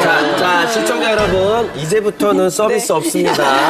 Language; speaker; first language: Korean; native; Korean